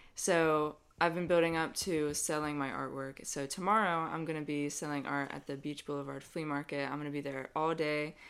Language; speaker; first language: English; native; English